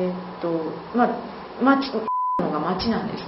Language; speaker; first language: Japanese; native; Japanese